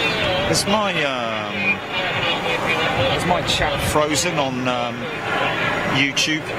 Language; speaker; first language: English; native; English